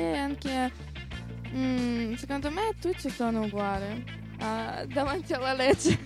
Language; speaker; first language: Italian; non-native, learner; Russian